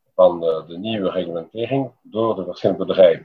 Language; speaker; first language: Dutch; non-native, local second language; French